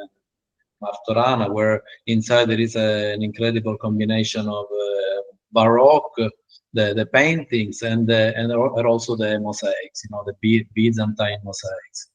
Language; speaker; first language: English; non-native, learner; Italian